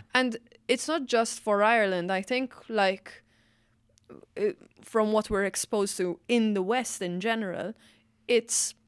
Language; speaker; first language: English; non-native, fluent; Maltese